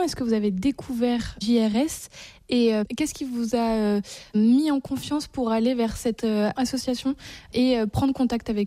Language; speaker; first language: French; native; French